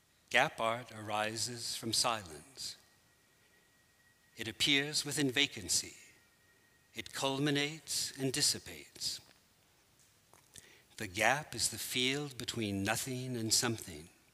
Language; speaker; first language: English; native; English